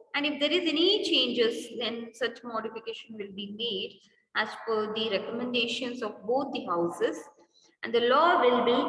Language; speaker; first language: English; non-native, local second language; Kannada